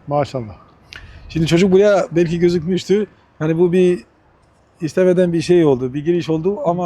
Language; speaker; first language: Turkish; non-native, fluent; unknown